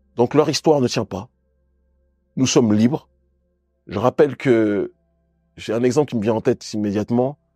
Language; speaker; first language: French; native; French